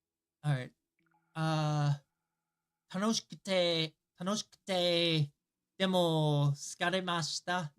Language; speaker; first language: Japanese; non-native, learner; English